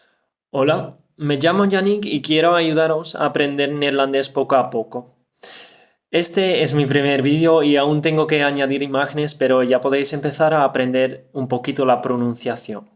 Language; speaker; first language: Spanish; non-native, fluent; Dutch